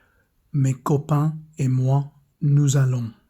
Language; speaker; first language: French; non-native, fluent; English